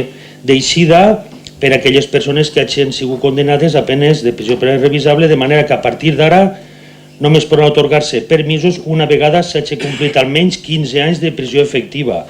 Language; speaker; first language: Catalan; native; Catalan